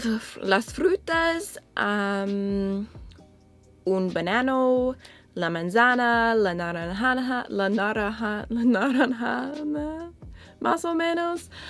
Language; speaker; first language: Spanish; non-native, learner; English